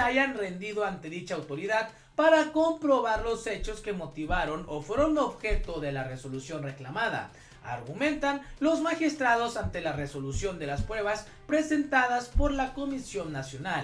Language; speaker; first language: Spanish; native; Spanish